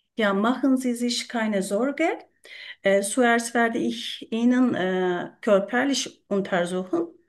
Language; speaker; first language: German; non-native, learner; Turkish